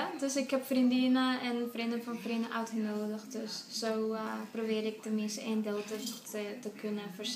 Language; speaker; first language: Dutch; non-native, fluent; Spanish